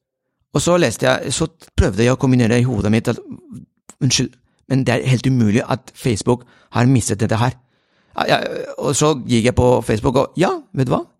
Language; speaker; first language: Norwegian; non-native, fluent; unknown